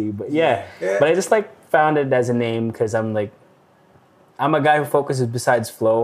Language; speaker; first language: English; non-native, local second language; Filipino